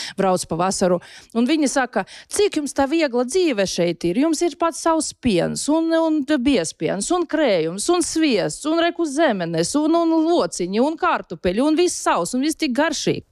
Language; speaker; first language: Latvian; non-native, local second language; Russian